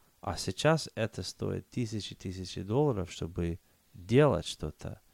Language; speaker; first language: Russian; non-native, fluent; English